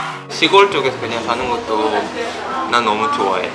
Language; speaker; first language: Korean; non-native, fluent; Japanese